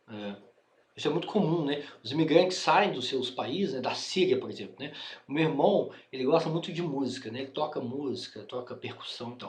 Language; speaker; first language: Portuguese; native; Portuguese